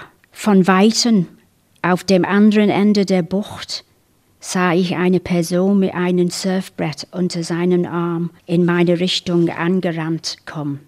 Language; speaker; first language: German; non-native, fluent; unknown